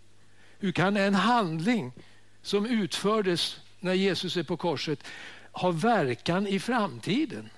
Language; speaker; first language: Swedish; native; Swedish